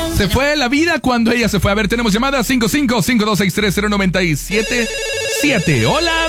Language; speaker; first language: Spanish; native; Spanish